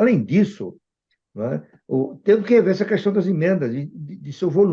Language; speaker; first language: Portuguese; native; Portuguese